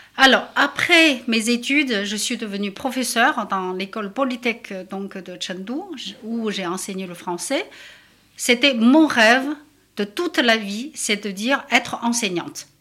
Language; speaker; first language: French; non-native, fluent; Chinese